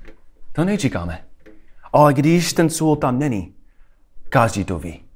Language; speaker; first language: Czech; non-native, fluent; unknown